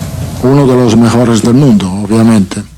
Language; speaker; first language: Portuguese; non-native, fluent; Italian